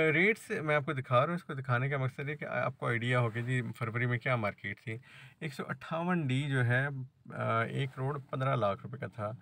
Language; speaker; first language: Urdu; native; Urdu